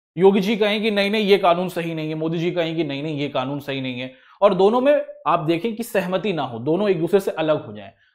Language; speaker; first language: Hindi; native; Hindi